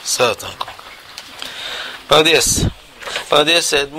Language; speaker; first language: Latvian; non-native, local second language; Russian